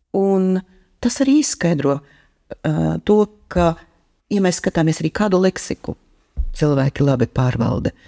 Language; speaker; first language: Latvian; native; Latvian